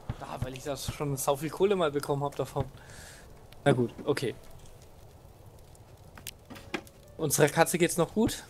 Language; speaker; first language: German; native; German